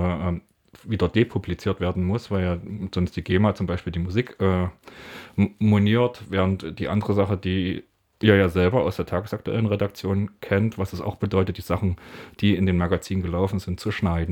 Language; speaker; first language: German; native; German